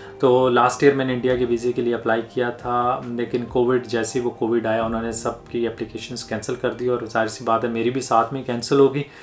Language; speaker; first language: Urdu; native; Urdu